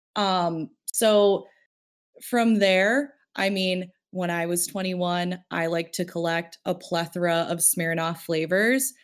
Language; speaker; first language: English; early bilingual, other home language; Filipino